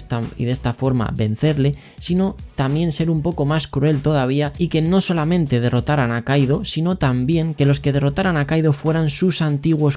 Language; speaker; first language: Spanish; native; Spanish